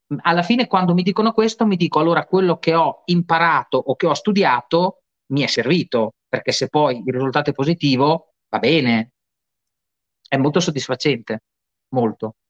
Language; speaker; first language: Italian; native; Italian